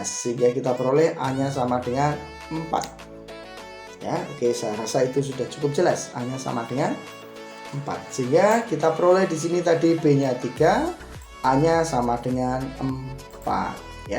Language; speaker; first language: Indonesian; native; Indonesian